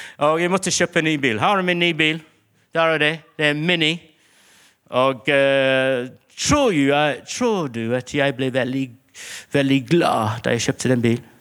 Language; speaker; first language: Norwegian; non-native, fluent; English